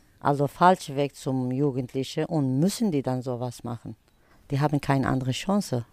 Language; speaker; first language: German; early bilingual, other home language; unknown